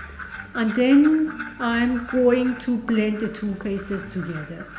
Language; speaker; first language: English; non-native, fluent; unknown